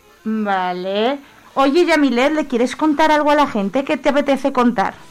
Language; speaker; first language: Spanish; native; Spanish